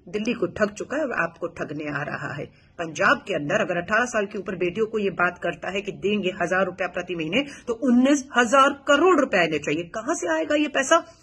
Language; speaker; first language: Hindi; native; Hindi